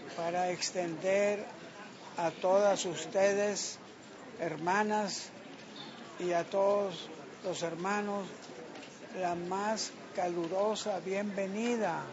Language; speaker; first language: Spanish; native; Spanish